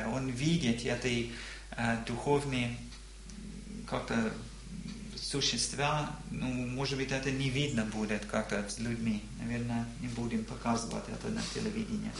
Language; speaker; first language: Russian; non-native, learner; English